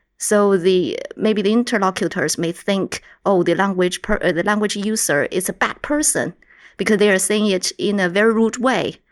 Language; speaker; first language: English; non-native, fluent; Chinese